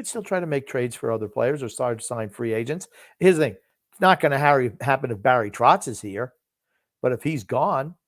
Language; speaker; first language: English; native; English